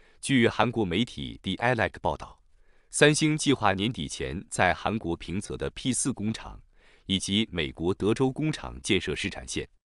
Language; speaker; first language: Chinese; native; Chinese